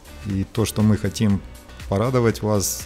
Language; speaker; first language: Russian; native; Russian